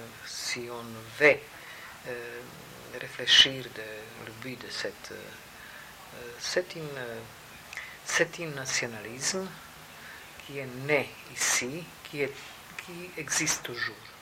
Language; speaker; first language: French; non-native, fluent; Serbian